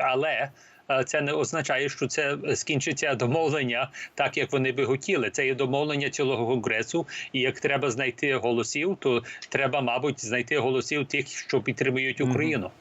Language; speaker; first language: Ukrainian; early bilingual, heritage; Ukrainian